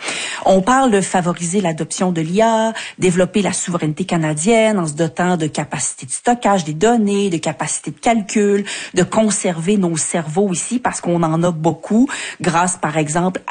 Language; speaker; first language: French; native; French